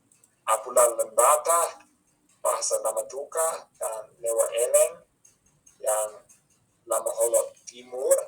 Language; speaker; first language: Indonesian; non-native, fluent; English